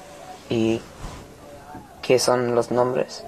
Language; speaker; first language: Spanish; non-native, learner; English